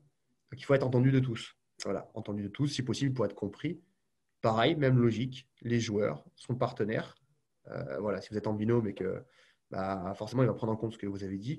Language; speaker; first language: French; native; French